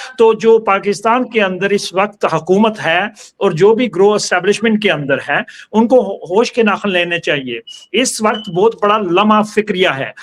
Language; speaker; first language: Urdu; non-native, local second language; Punjabi